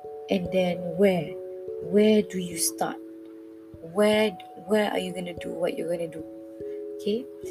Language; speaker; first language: English; non-native, local second language; Malay